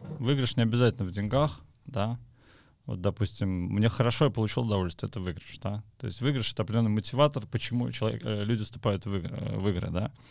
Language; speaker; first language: Russian; native; Russian